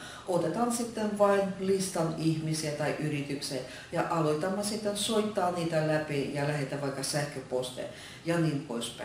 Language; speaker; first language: Finnish; non-native, fluent; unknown